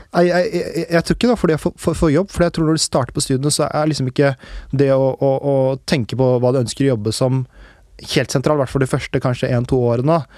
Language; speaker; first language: Norwegian; early bilingual, other home language; Urdu